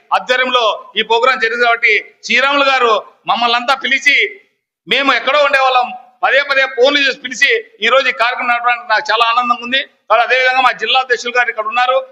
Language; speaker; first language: Telugu; native; Telugu